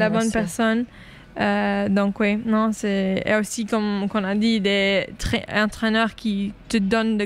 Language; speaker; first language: French; non-native, local second language; Dutch